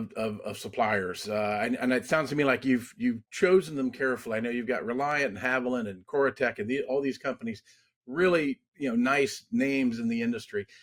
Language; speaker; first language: English; native; English